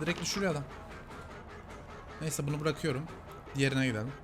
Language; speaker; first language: Turkish; native; Turkish